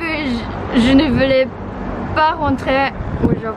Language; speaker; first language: French; non-native, fluent; Japanese